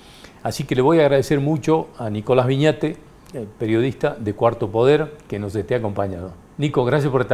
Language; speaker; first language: Spanish; native; Spanish